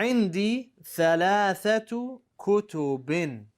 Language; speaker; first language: Arabic; non-native, fluent; English